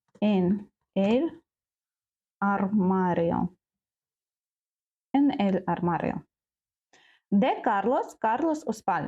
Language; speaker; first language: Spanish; non-native, learner; Ukrainian